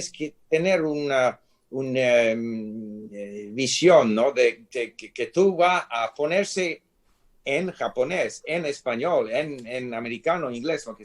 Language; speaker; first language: Spanish; non-native, fluent; English